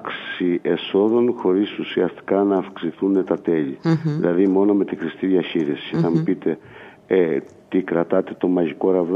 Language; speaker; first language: Greek; native; Greek